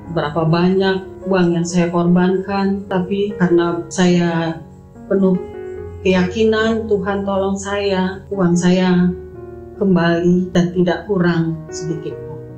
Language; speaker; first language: Indonesian; native; Indonesian